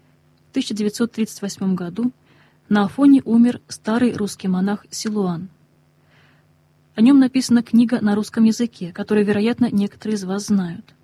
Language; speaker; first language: Russian; native; Russian